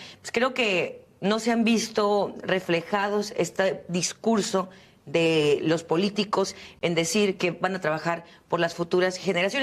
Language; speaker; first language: Spanish; native; Spanish